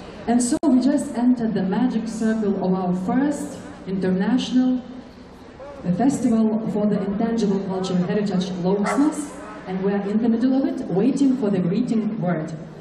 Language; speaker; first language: English; non-native, fluent; Lithuanian